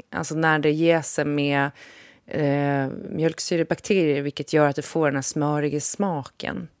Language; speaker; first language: Swedish; native; Swedish